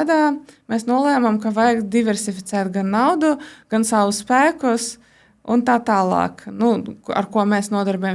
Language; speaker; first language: Latvian; non-native, local second language; Russian